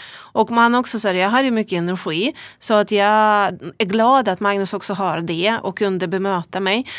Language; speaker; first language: Swedish; non-native, fluent; Russian